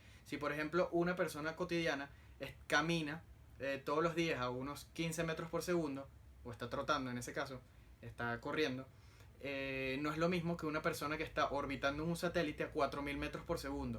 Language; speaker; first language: Spanish; native; Spanish